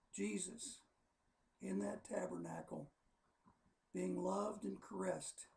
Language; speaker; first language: English; native; English